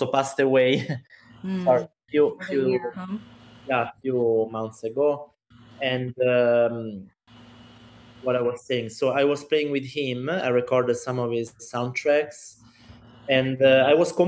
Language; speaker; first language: English; non-native, fluent; Italian